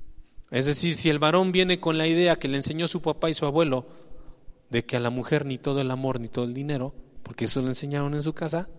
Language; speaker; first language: Spanish; native; Spanish